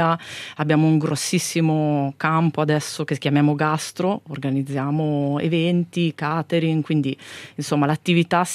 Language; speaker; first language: Italian; native; Italian